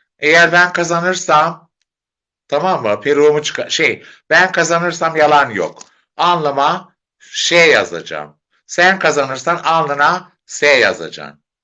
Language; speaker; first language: Turkish; native; Turkish